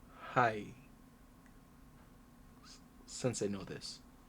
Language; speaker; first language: Japanese; non-native, learner; English